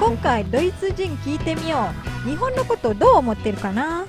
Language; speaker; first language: Japanese; non-native, fluent; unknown